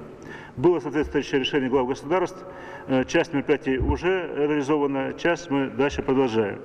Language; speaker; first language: Russian; native; Russian